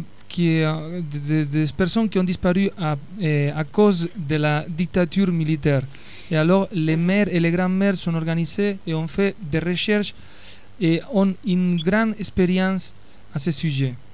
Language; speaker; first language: French; non-native, fluent; Spanish